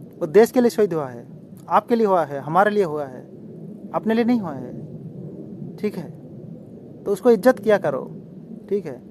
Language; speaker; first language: Hindi; non-native, local second language; Bangla